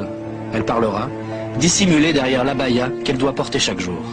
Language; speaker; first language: French; native; French